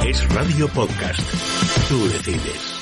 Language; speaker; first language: Spanish; native; Spanish